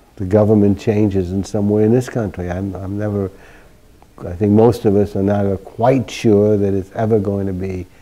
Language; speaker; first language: English; early bilingual, other home language; German